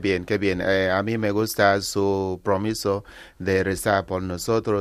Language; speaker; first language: Spanish; non-native, learner; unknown